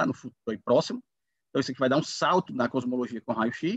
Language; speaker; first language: Portuguese; native; Portuguese